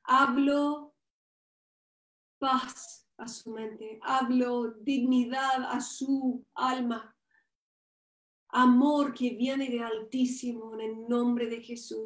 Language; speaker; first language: Spanish; non-native, fluent; English